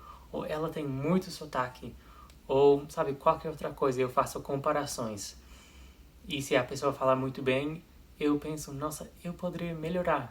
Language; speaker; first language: Portuguese; non-native, fluent; English